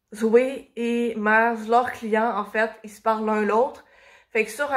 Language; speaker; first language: French; native; French